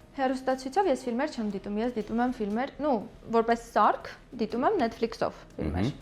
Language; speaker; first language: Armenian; early bilingual, other home language; Russian